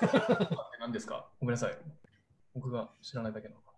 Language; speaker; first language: Japanese; native; Japanese